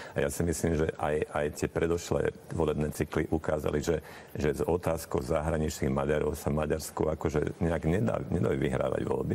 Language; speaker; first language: Slovak; non-native, local second language; Hungarian